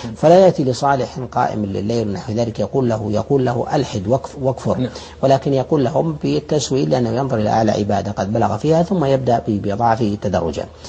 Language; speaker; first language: Arabic; native; Arabic